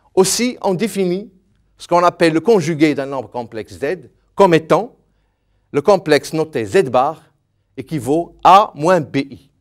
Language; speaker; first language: French; non-native, local second language; Arabic